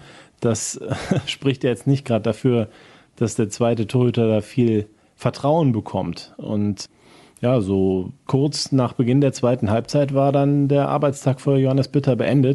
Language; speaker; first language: German; native; German